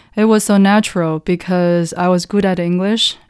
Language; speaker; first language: English; non-native, fluent; Chinese